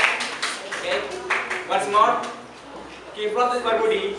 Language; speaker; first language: English; non-native, learner; Indonesian